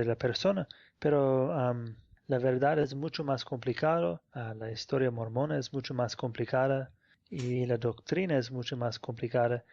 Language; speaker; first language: Spanish; non-native, fluent; English